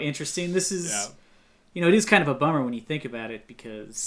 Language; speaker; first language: English; native; English